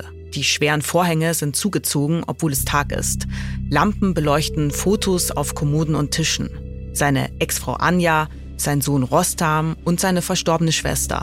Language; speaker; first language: German; native; German